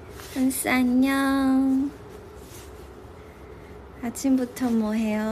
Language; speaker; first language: Korean; non-native, local second language; Chinese